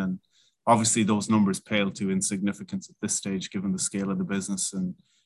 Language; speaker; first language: English; native; English